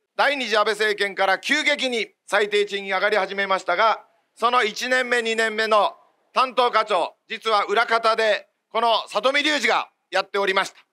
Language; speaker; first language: Japanese; native; Japanese